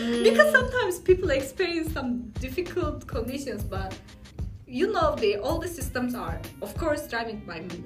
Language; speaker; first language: English; non-native, fluent; Turkish